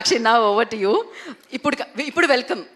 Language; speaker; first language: Telugu; native; Telugu